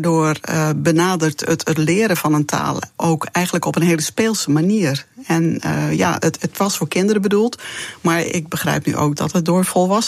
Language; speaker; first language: Dutch; non-native, local second language; Western Frisian